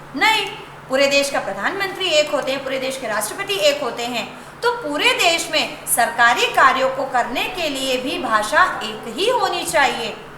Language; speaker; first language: Hindi; native; Hindi